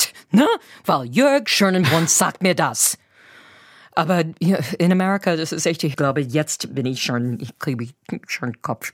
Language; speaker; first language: German; non-native, fluent; English